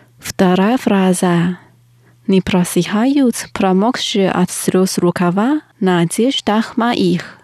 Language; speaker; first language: Russian; non-native, fluent; Chinese